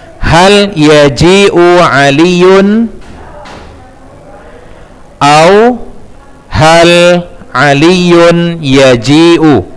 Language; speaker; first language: Arabic; non-native, fluent; Indonesian